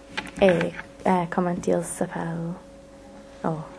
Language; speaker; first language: French; non-native, learner; English